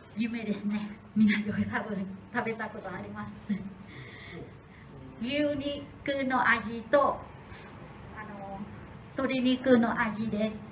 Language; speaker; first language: Japanese; non-native, learner; Vietnamese